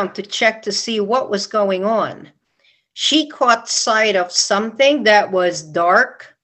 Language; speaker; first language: English; non-native, local second language; Filipino